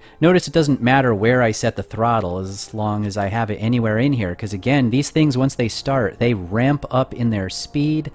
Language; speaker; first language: English; native; English